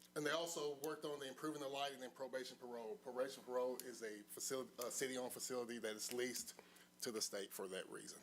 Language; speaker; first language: English; native; English